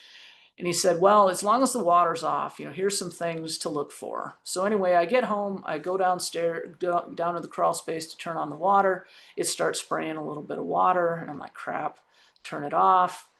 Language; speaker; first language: English; native; English